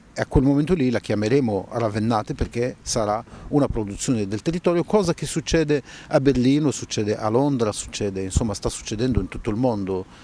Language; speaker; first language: Italian; non-native, fluent; Arabic